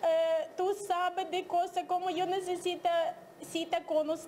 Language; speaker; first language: Spanish; non-native, learner; Ukrainian